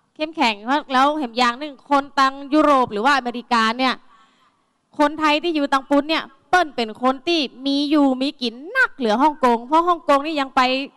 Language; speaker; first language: Thai; native; Thai